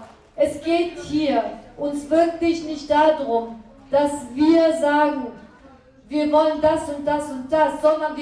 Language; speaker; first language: German; non-native, fluent; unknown